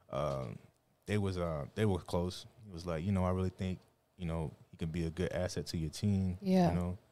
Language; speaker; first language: English; native; English